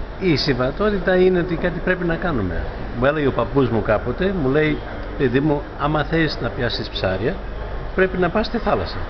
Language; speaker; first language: Greek; early bilingual, heritage; Greek